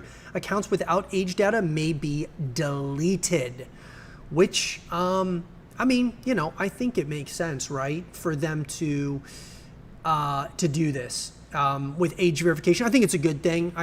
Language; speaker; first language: English; native; English